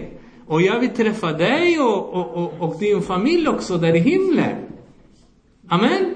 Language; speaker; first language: Swedish; non-native, fluent; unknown